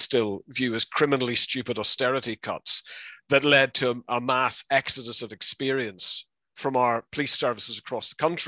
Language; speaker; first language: English; native; English